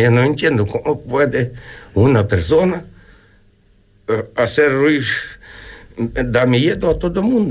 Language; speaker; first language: Spanish; non-native, learner; Ukrainian